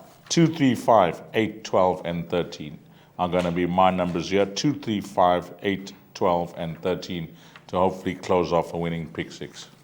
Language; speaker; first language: English; native; English